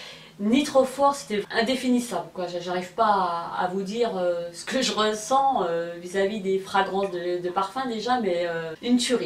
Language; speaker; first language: French; native; French